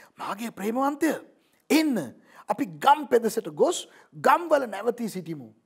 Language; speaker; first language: Sinhala; non-native, local second language; Tamil